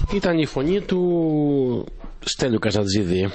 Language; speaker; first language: Greek; early bilingual, heritage; Greek